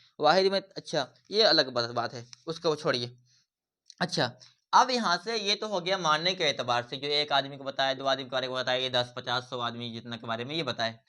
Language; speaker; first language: Urdu; native; Urdu